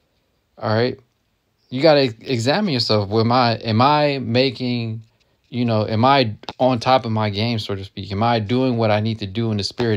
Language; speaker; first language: English; native; English